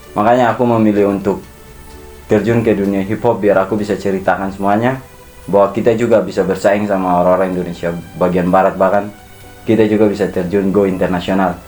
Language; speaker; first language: Indonesian; native; Indonesian